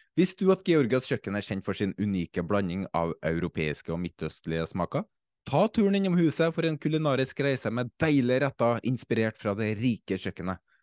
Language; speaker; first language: Norwegian; native; Norwegian